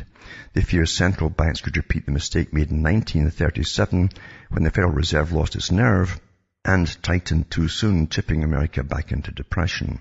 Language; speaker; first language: English; native; English